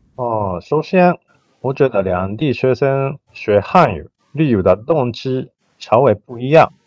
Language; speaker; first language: Chinese; non-native, fluent; Japanese